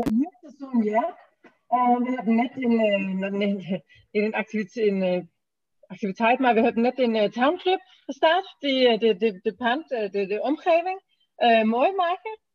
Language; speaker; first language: Dutch; non-native, learner; Danish